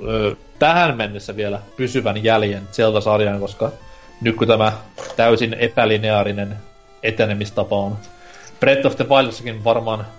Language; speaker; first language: Finnish; native; Finnish